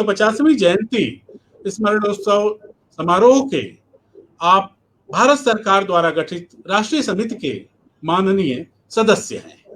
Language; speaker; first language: Hindi; native; Hindi